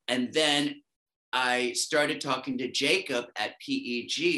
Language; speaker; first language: English; native; English